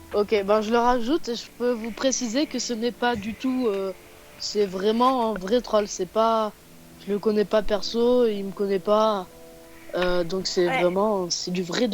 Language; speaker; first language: French; native; French